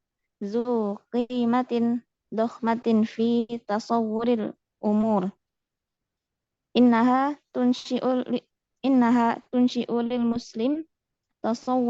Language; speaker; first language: Arabic; non-native, learner; Indonesian